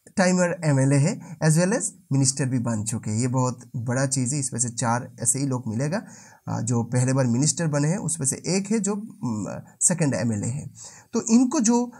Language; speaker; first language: Hindi; non-native, local second language; Bangla